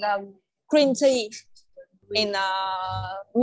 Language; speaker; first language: English; non-native, learner; Vietnamese